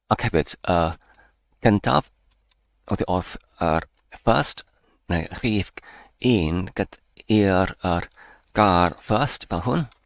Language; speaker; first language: Welsh; non-native, learner; English